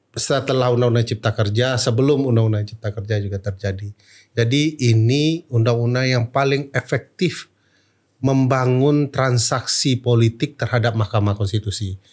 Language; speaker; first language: Indonesian; non-native, local second language; Minangkabau